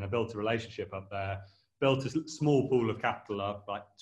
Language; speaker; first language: English; native; English